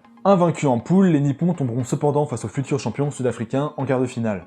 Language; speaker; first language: French; native; French